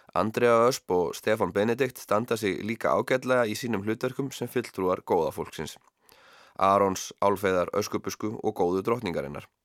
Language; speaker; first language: Icelandic; native; Icelandic